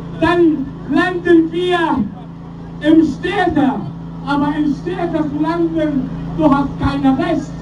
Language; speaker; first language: German; non-native, learner; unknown